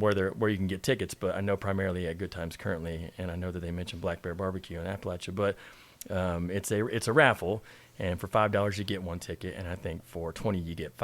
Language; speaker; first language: English; native; English